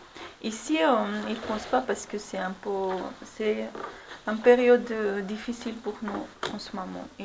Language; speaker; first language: French; non-native, learner; Armenian